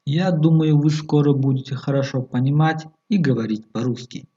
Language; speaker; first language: Russian; non-native, fluent; Tajik